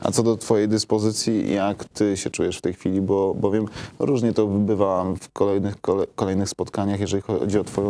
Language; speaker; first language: Polish; native; Polish